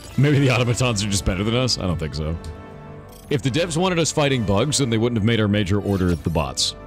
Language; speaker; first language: English; native; English